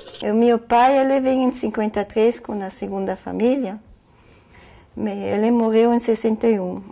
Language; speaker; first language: Portuguese; non-native, fluent; German